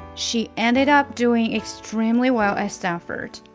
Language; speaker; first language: English; non-native, fluent; Chinese